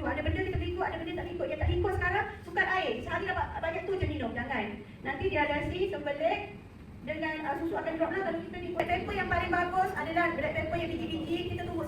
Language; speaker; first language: Malay; native; Malay